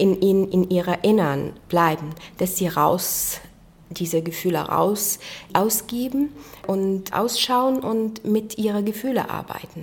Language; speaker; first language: German; non-native, fluent; Arabic